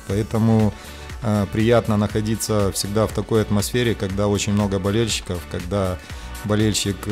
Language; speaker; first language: Russian; native; Russian